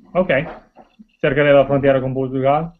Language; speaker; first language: Spanish; non-native, learner; English